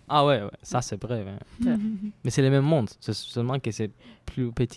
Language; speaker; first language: French; non-native, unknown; Spanish